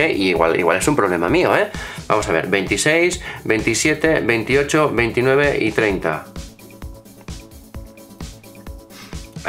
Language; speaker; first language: Spanish; native; Spanish